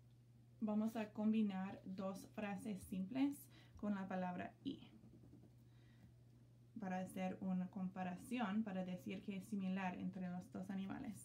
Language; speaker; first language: Spanish; non-native, learner; English